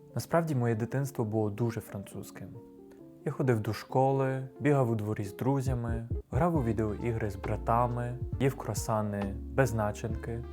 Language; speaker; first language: Ukrainian; non-native, fluent; French